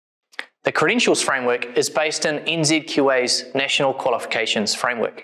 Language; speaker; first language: English; native; English